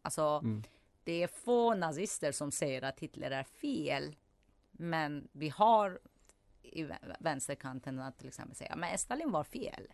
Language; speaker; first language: Swedish; non-native, fluent; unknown